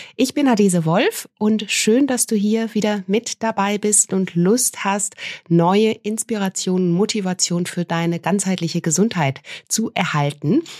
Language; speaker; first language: German; native; German